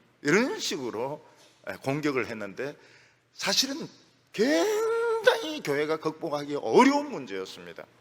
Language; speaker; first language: Korean; native; Korean